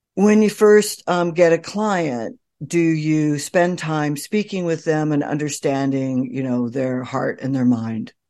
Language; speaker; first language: English; native; English